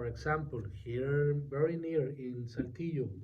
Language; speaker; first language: English; non-native, learner; Spanish